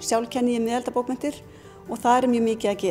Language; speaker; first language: Icelandic; non-native, fluent; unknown